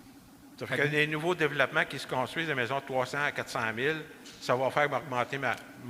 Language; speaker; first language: French; native; French